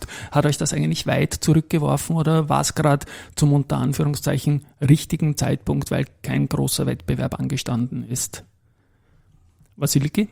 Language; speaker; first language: German; native; German